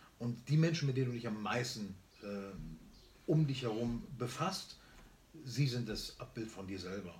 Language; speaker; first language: German; early bilingual, other home language; Spanish